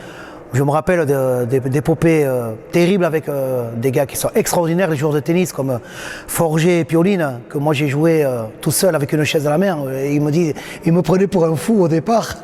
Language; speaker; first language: French; native; French